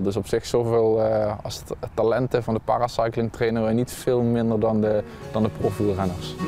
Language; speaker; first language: Dutch; native; Dutch